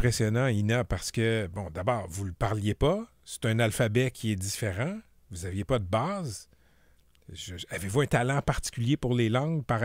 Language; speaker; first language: French; native; French